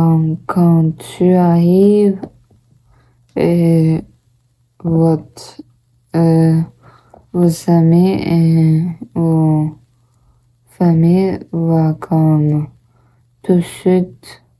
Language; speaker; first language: French; non-native, learner; Portuguese